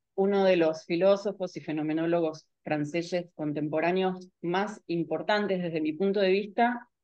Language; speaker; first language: Spanish; native; Spanish